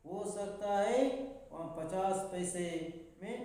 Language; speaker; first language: Hindi; non-native, local second language; Kannada